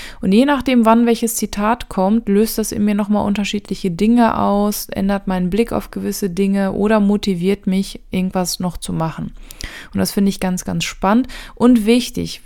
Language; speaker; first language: German; native; German